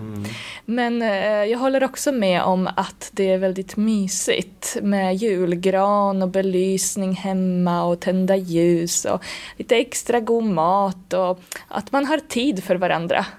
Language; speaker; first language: Swedish; native; Swedish